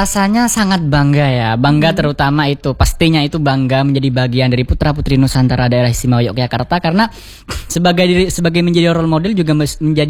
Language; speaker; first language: Indonesian; native; Indonesian